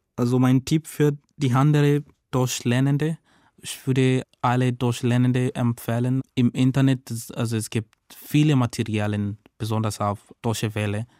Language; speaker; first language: German; non-native, learner; Swahili